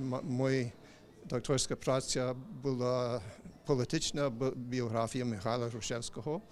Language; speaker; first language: Ukrainian; non-native, learner; English